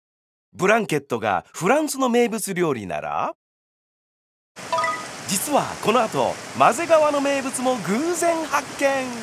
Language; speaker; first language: Japanese; native; Japanese